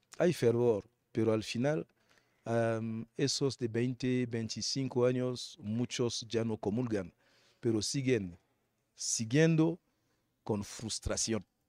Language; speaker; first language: Spanish; non-native, fluent; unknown